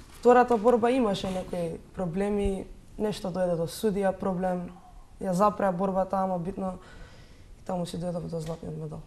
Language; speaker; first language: Macedonian; native; Macedonian